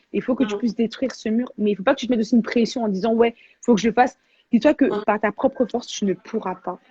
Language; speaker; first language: French; native; French